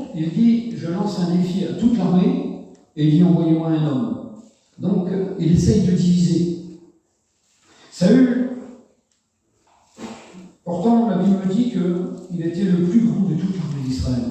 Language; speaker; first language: French; native; French